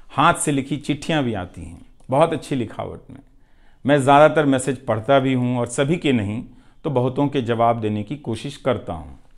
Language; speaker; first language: Hindi; non-native, local second language; Bhojpuri